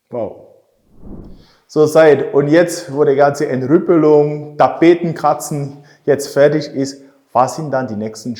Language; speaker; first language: German; non-native, fluent; French